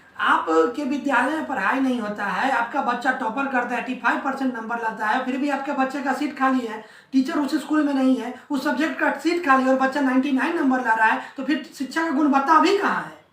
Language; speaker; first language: Hindi; native; Hindi